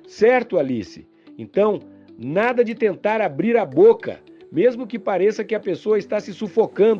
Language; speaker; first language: Portuguese; native; Portuguese